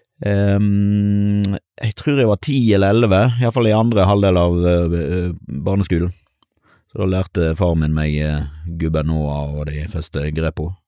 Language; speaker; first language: Norwegian; native; Norwegian